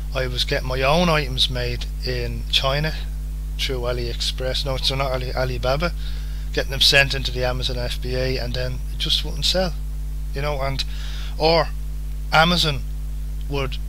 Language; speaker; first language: English; native; English